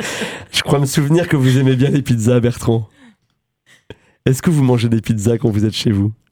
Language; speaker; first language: French; native; French